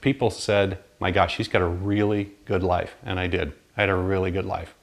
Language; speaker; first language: English; native; English